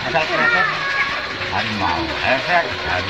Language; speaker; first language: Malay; non-native, local second language; Javanese